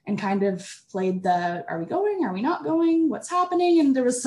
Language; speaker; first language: English; native; English